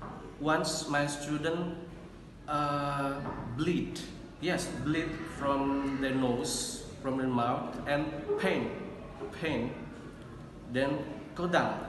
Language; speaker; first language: English; non-native, learner; Indonesian